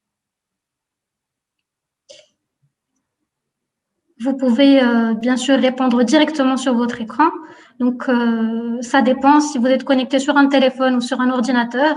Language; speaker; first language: French; non-native, local second language; Arabic